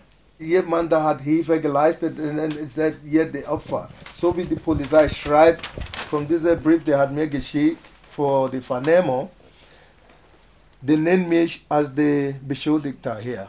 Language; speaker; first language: German; non-native, learner; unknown